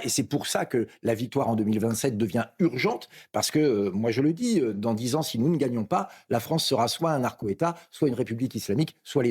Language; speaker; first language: French; native; French